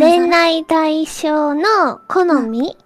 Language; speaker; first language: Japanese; non-native, fluent; Korean